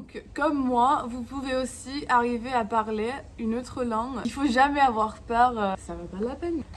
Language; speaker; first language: French; non-native, fluent; English